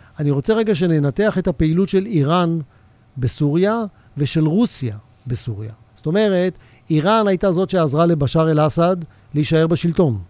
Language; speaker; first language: Hebrew; native; Hebrew